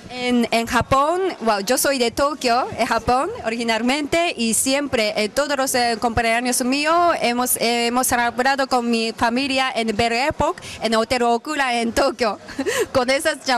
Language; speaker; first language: Spanish; non-native, fluent; Japanese